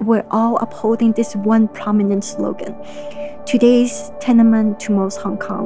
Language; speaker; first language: English; non-native, local second language; Cantonese